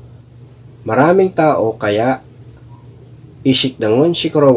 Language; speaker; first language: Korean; non-native, fluent; Filipino